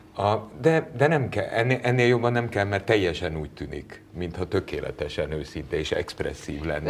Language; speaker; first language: Hungarian; native; Hungarian